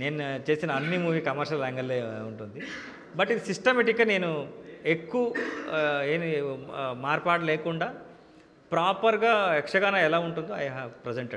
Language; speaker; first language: Telugu; non-native, learner; Kannada